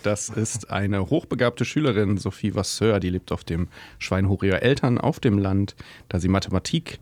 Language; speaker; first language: German; native; German